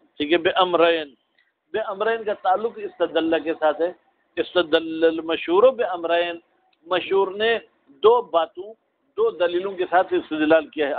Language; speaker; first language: Urdu; non-native, local second language; Sindhi